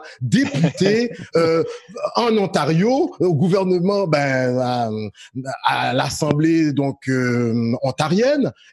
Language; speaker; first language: French; native; French